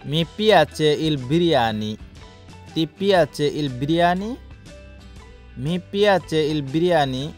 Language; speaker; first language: Italian; non-native, learner; Bangla